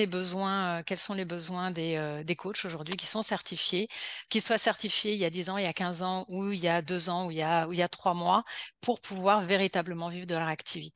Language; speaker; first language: French; native; French